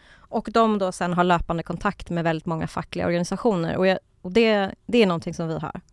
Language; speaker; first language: Swedish; early bilingual, other home language; Kurdish